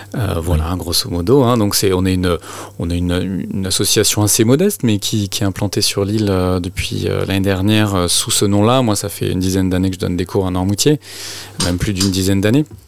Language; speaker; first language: French; native; French